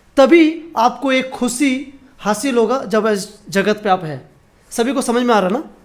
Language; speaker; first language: Hindi; non-native, local second language; Bangla